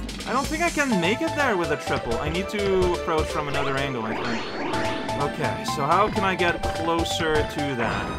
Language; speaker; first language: English; native; English